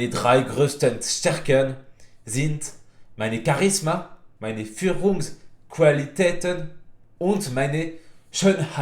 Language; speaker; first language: German; non-native, fluent; French